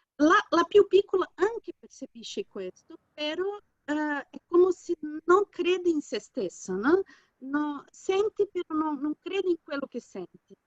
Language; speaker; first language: Italian; non-native, fluent; Portuguese